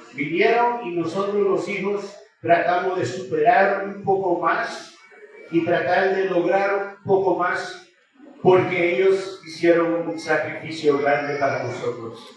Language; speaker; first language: Spanish; early bilingual, heritage; Spanish